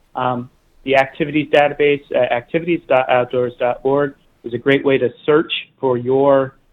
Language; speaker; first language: English; native; English